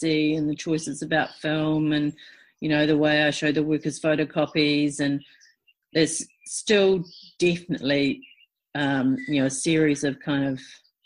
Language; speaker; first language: English; native; English